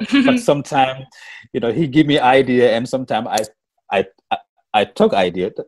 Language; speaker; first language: English; non-native, learner; Wolof